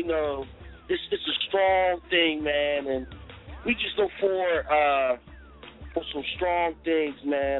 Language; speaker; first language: English; native; English